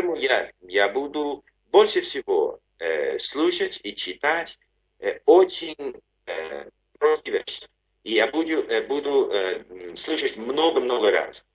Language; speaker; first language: Russian; non-native, learner; English